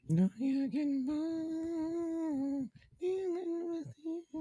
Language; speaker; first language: English; native; English